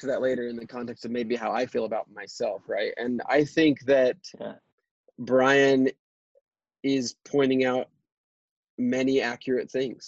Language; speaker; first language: English; native; English